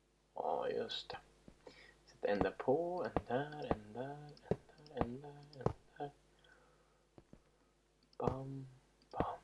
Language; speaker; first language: Swedish; native; Swedish